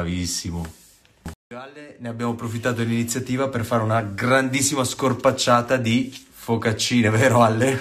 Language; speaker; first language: Italian; native; Italian